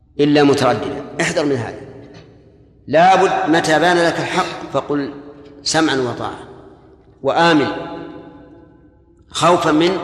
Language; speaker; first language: Arabic; native; Arabic